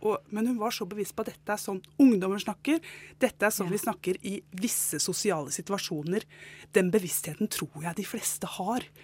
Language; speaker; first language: Norwegian; native; Norwegian